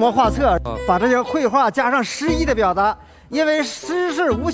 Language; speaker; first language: Chinese; native; Chinese